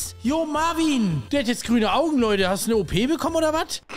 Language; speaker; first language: German; native; German